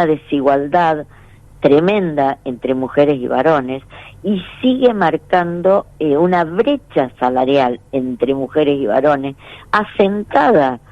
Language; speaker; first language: Spanish; native; Spanish